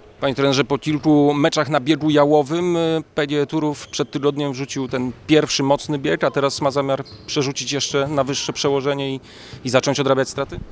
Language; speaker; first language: Polish; native; Polish